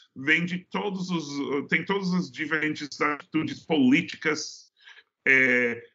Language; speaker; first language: Portuguese; non-native, fluent; English